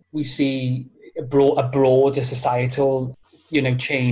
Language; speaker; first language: English; native; English